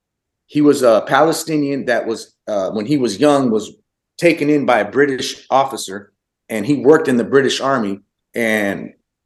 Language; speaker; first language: English; early bilingual, other home language; Arabic